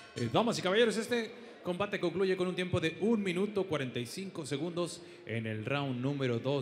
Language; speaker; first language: Spanish; native; Spanish